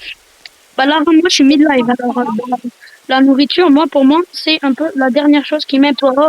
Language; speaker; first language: French; native; French